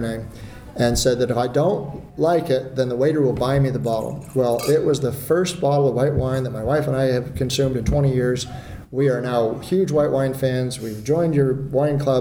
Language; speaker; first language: English; native; English